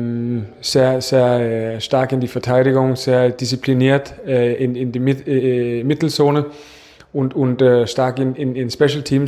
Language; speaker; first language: German; non-native, fluent; Danish